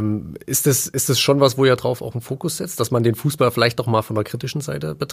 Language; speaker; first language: German; native; German